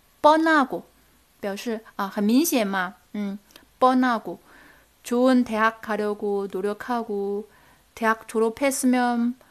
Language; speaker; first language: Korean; non-native, fluent; Chinese